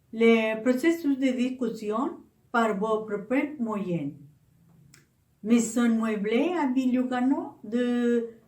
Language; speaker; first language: French; non-native, learner; Spanish